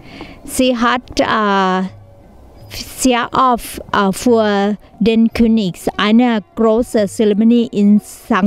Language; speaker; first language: German; non-native, learner; Thai